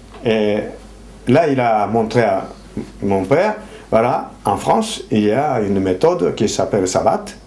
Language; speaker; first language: French; non-native, fluent; Japanese